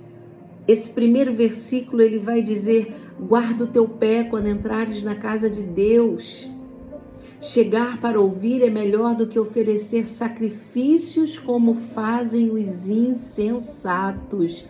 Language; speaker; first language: Portuguese; native; Portuguese